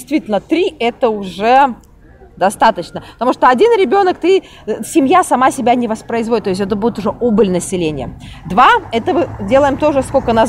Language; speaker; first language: Russian; native; Russian